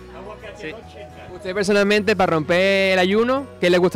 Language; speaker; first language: Spanish; native; Spanish